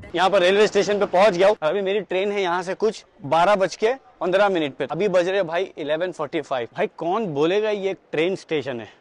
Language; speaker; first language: Hindi; non-native, local second language; Urdu